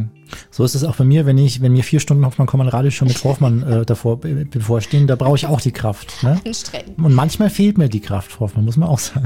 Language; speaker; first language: German; native; German